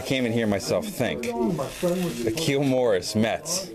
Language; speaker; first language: English; native; English